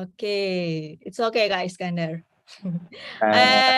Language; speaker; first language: English; non-native, fluent; Indonesian